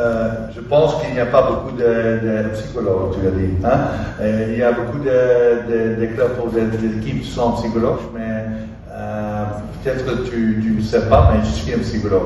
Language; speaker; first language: French; non-native, fluent; Dutch